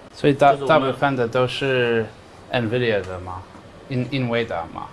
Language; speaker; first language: Chinese; non-native, learner; English